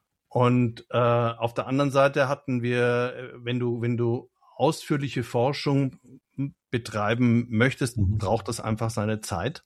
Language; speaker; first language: German; native; German